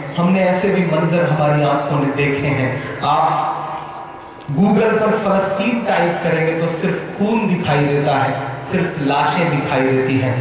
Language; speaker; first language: Hindi; native; Hindi